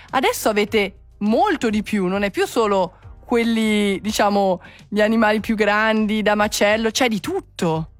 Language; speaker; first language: Italian; native; Italian